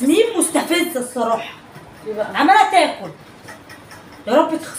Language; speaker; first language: Arabic; native; Arabic